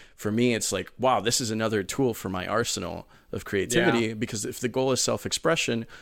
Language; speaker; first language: English; early bilingual, other home language; Spanish